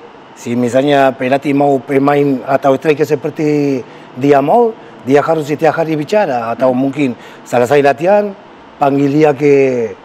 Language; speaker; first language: Indonesian; non-native, fluent; Spanish